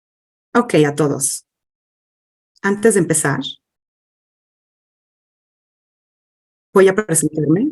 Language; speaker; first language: Spanish; non-native, fluent; English